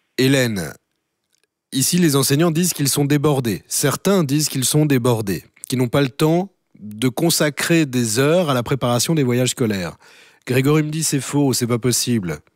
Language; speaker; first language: French; native; French